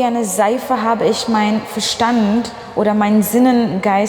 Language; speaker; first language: German; non-native, fluent; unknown